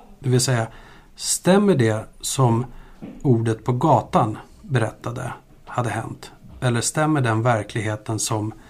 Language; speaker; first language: Swedish; early bilingual, other home language; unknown